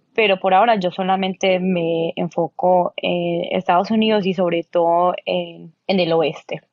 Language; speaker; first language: Spanish; native; Spanish